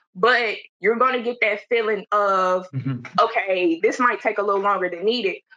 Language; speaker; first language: English; native; English